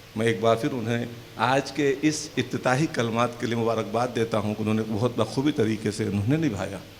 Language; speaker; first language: Urdu; native; Urdu